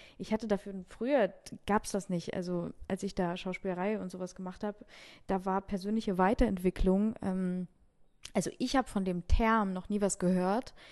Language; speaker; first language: German; early bilingual, other home language; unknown